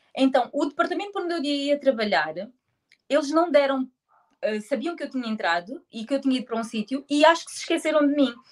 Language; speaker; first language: Portuguese; native; Portuguese